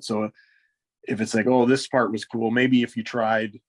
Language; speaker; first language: English; native; English